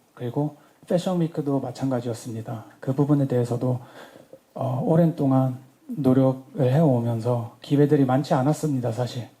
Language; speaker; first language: Korean; early bilingual, heritage; Korean